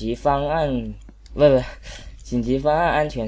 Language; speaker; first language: Chinese; native; Chinese